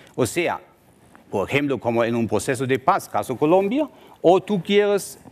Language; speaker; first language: Spanish; non-native, fluent; German